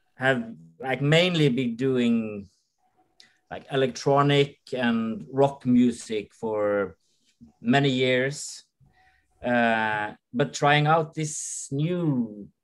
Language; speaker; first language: English; non-native, fluent; Norwegian